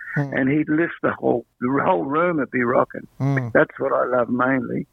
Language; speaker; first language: English; native; English